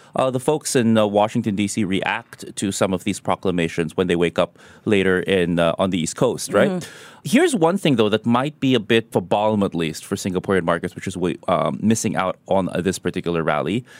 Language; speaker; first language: English; non-native, local second language; Filipino